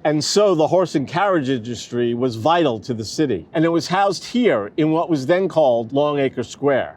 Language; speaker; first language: English; native; English